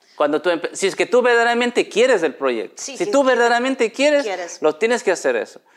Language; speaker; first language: Spanish; native; Spanish